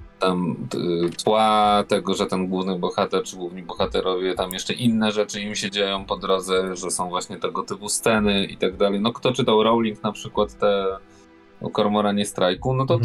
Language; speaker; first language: Polish; native; Polish